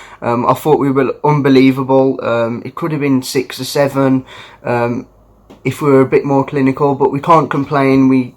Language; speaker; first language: English; native; English